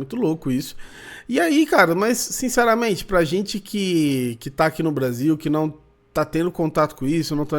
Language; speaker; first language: Portuguese; native; Portuguese